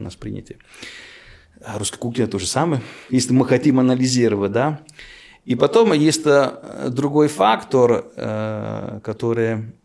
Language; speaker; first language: Russian; non-native, fluent; Italian